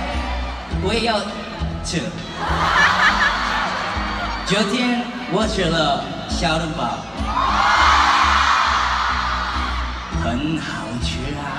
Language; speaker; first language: Chinese; non-native, learner; Korean